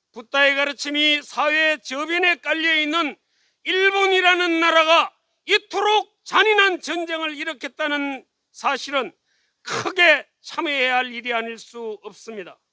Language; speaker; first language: Korean; native; Korean